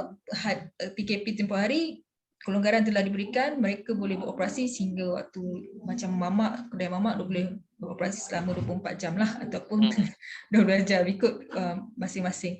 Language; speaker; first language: Malay; native; Malay